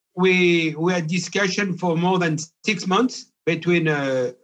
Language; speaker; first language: English; non-native, fluent; French